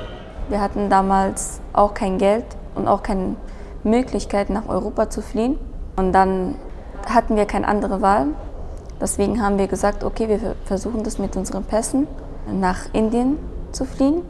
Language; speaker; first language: German; early bilingual, other home language; Persian